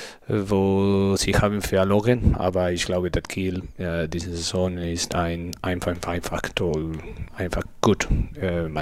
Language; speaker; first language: German; non-native, learner; Spanish